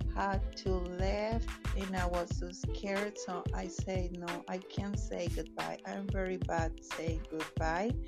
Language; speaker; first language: English; non-native, learner; Spanish